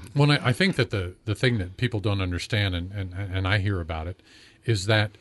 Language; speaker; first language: English; native; English